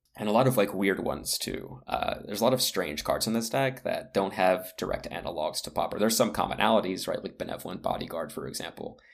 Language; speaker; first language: English; native; English